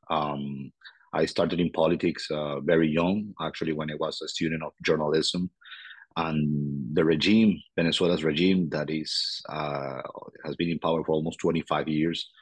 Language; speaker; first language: English; non-native, fluent; Spanish